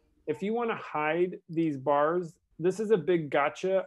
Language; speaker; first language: English; native; English